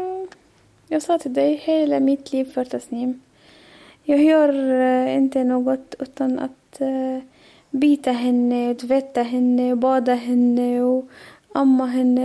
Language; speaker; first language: Swedish; non-native, learner; Arabic